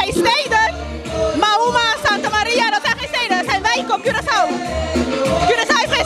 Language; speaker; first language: Dutch; early bilingual, other home language; Papiamento